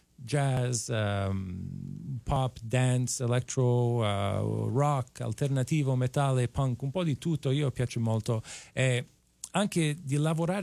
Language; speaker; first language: Italian; non-native, fluent; English